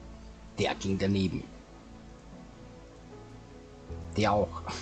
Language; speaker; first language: German; native; German